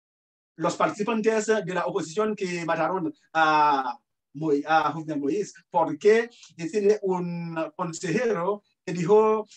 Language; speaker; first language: Spanish; non-native, fluent; Haitian Creole